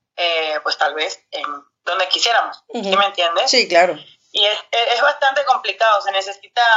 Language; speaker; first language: Spanish; native; Spanish